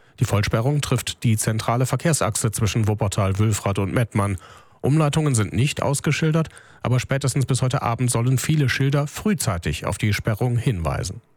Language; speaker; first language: German; native; German